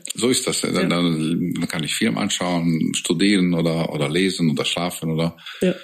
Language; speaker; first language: German; non-native, fluent; Hungarian